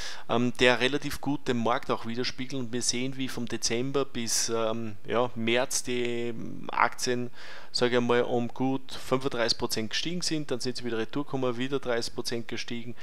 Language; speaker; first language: German; native; German